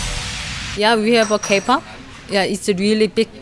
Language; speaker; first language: English; non-native, learner; Korean